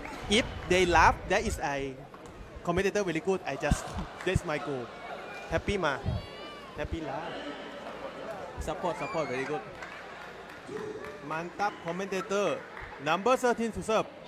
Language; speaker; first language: English; non-native, learner; Thai